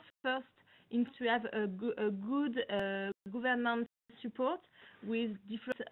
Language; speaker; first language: English; non-native, learner; French